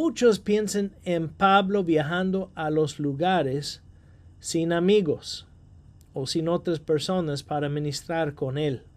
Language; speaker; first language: Spanish; non-native, fluent; English